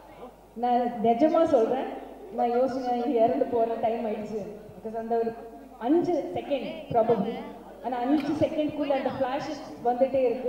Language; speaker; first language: Tamil; non-native, learner; Malayalam